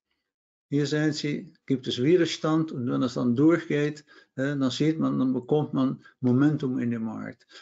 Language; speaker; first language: German; non-native, fluent; Dutch